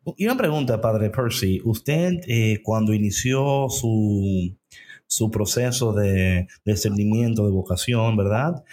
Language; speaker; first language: Spanish; early bilingual, heritage; Spanish